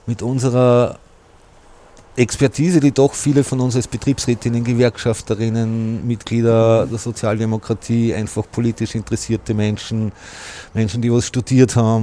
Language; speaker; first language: German; native; German